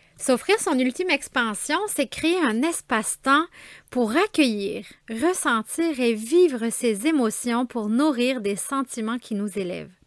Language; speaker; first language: French; native; French